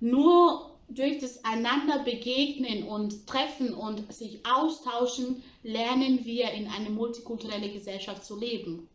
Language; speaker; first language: German; non-native, fluent; English